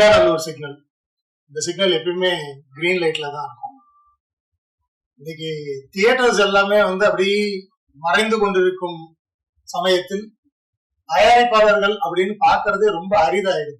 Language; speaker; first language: Tamil; native; Tamil